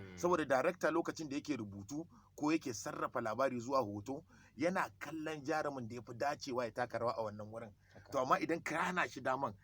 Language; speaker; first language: Hausa; native; Hausa